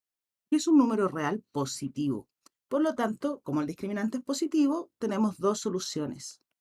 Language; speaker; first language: Spanish; native; Spanish